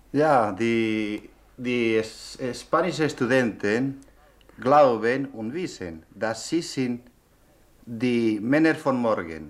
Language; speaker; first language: German; non-native, learner; Spanish